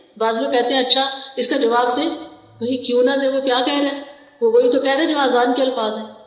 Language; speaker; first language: Urdu; native; Urdu